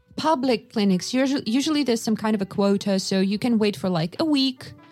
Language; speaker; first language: English; non-native, fluent; Russian